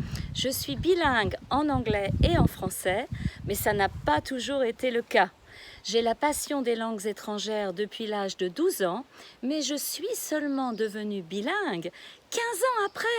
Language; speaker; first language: French; native; French